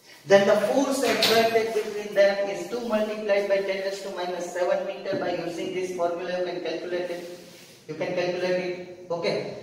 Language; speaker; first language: English; non-native, local second language; Hindi